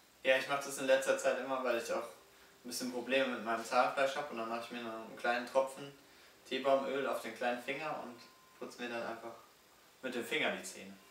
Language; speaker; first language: German; native; German